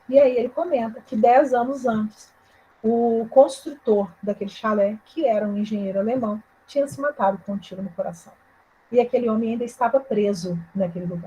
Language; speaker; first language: Portuguese; native; Portuguese